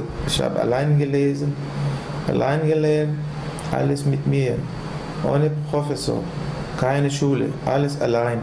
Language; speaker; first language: German; non-native, learner; Portuguese